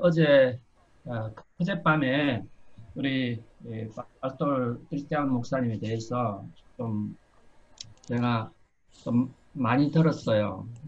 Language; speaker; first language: Korean; native; Korean